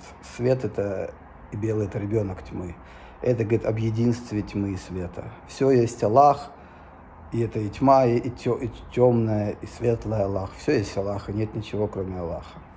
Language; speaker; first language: Russian; native; Russian